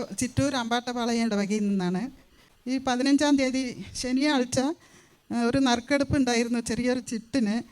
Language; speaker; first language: Malayalam; non-native, local second language; Tamil